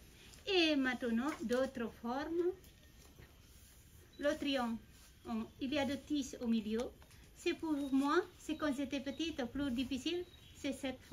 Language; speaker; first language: French; non-native, fluent; Balinese